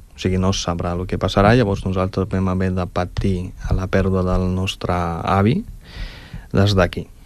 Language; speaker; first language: Catalan; early bilingual, other home language; Ukrainian